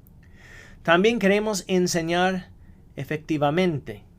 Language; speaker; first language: Spanish; non-native, fluent; English